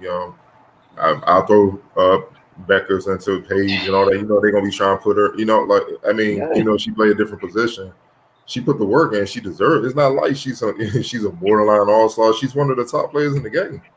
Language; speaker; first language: English; native; English